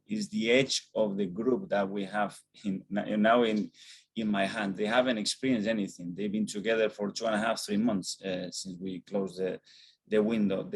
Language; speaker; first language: English; non-native, fluent; Spanish